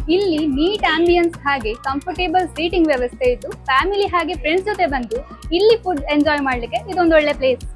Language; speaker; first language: Kannada; native; Kannada